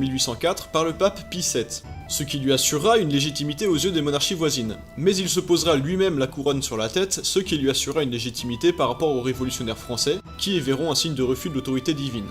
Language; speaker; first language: French; native; French